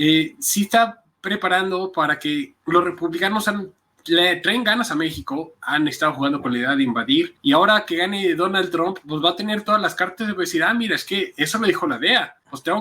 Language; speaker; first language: Spanish; native; Spanish